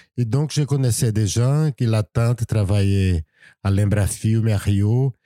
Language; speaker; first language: French; non-native, fluent; Portuguese